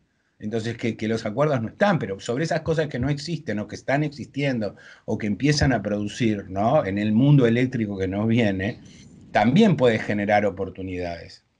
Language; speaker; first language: Spanish; native; Spanish